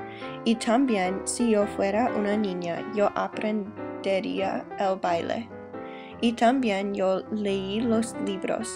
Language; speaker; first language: Spanish; non-native, learner; English